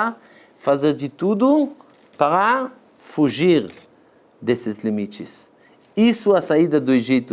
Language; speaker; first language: Portuguese; non-native, fluent; Hebrew